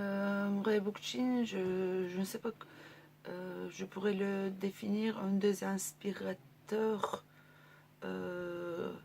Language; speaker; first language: French; non-native, fluent; Turkish